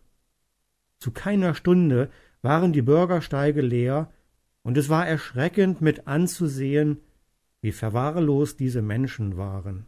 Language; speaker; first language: German; native; German